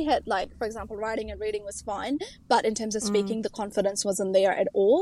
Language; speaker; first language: English; early bilingual, other home language; Urdu